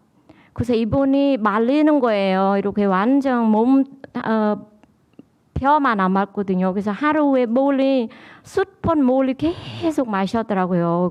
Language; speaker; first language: Korean; non-native, learner; Khmer